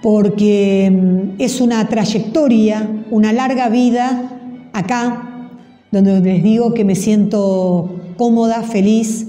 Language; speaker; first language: Spanish; native; Spanish